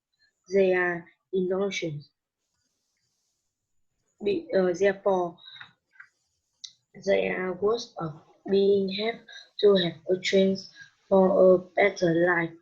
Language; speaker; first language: English; non-native, learner; Vietnamese